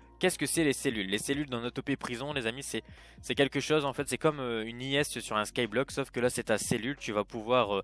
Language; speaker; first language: French; native; French